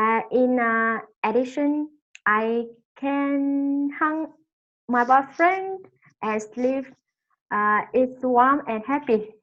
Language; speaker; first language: English; non-native, learner; Vietnamese